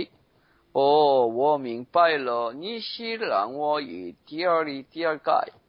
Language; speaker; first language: Chinese; non-native, learner; Korean